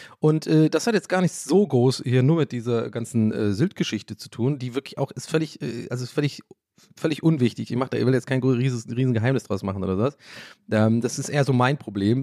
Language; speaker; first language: German; native; German